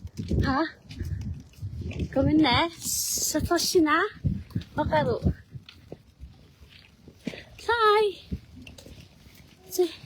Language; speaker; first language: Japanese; non-native, learner; Filipino